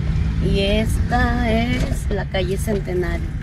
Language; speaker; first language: Spanish; native; Spanish